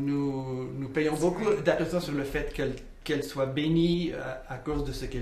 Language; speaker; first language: French; native; French